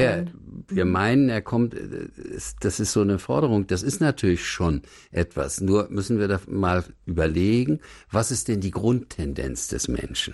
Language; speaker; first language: German; native; German